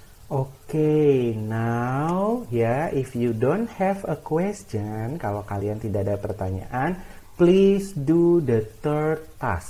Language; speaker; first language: English; non-native, fluent; Indonesian